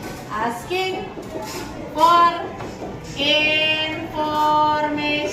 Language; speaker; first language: English; non-native, learner; Indonesian